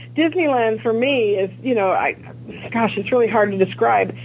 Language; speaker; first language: English; native; English